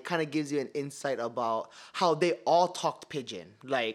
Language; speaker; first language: English; early bilingual, other home language; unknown